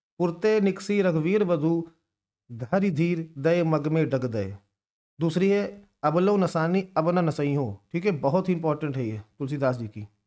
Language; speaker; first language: Hindi; native; Hindi